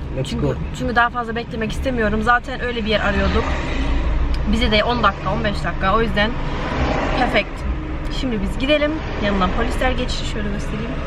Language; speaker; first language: Turkish; early bilingual, heritage; Turkish